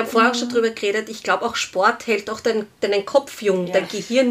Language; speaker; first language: German; native; German